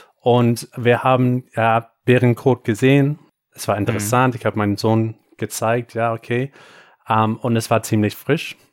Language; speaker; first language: German; non-native, fluent; English